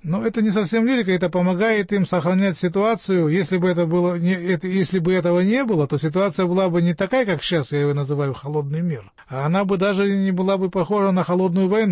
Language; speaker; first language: Russian; native; Russian